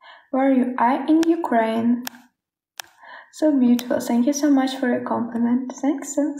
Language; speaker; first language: English; non-native, learner; Ukrainian